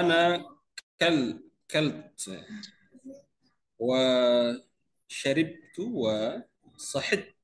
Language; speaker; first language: Arabic; non-native, learner; Indonesian